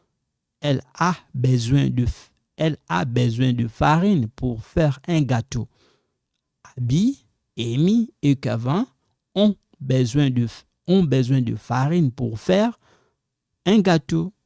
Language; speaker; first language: French; non-native, local second language; Lingala